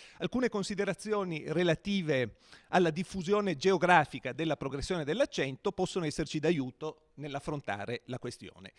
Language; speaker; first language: Italian; native; Italian